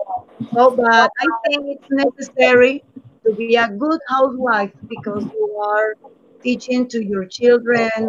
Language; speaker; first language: English; non-native, learner; Spanish